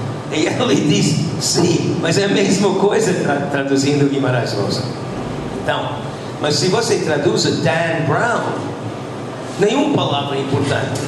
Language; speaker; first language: Portuguese; non-native, fluent; English